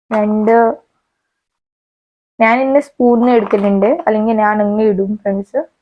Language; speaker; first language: Malayalam; native; Malayalam